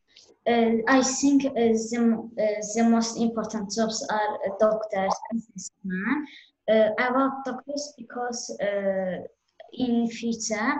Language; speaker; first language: English; non-native, learner; Azerbaijani